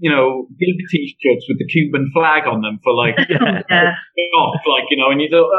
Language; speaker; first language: English; native; English